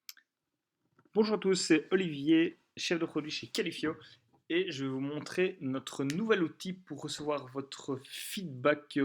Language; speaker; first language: French; native; French